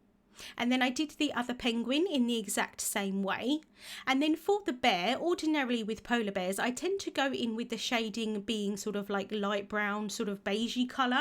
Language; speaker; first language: English; native; English